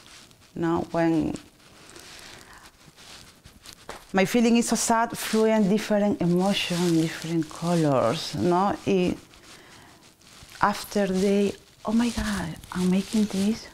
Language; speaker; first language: English; non-native, learner; Spanish